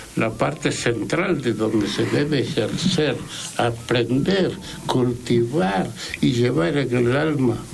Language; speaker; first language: Spanish; non-native, local second language; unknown